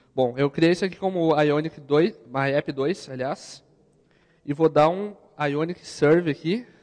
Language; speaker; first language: Portuguese; native; Portuguese